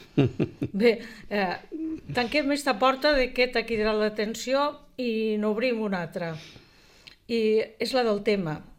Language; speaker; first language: Catalan; native; Catalan